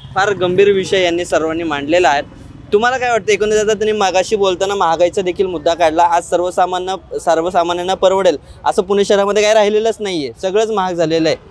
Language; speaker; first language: Marathi; native; Marathi